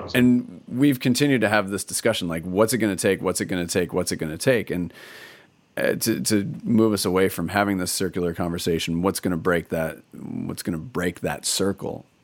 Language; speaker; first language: English; native; English